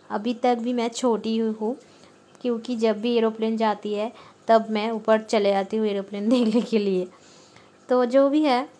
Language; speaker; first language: Hindi; non-native, local second language; Bangla